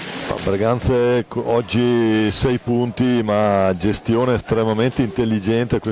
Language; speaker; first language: Italian; native; Italian